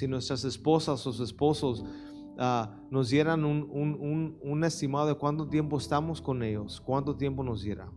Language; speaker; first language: Spanish; early bilingual, heritage; Spanish